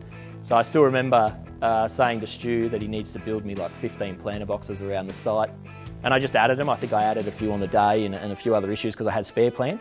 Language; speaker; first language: English; native; English